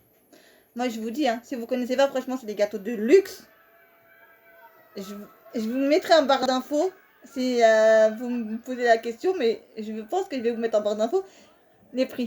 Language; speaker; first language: French; native; French